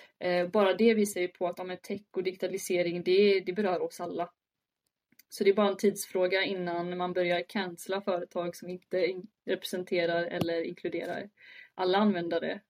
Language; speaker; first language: Swedish; early bilingual, other home language; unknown